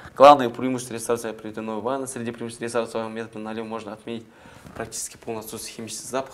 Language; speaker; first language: Russian; non-native, local second language; Kazakh